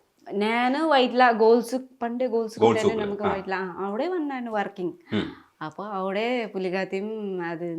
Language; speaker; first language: Malayalam; non-native, learner; Nepali